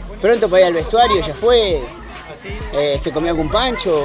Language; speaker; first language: Spanish; native; Spanish